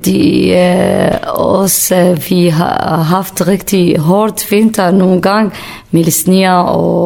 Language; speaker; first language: Danish; non-native, learner; Kurdish